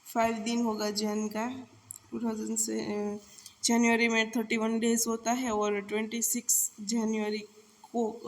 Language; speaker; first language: Hindi; non-native, local second language; Gujarati